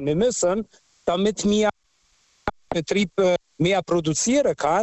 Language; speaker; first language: German; non-native, local second language; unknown